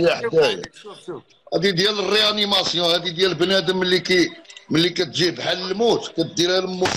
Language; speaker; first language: Arabic; native; Arabic